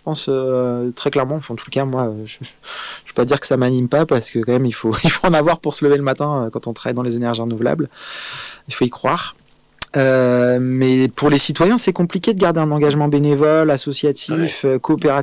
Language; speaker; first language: French; native; French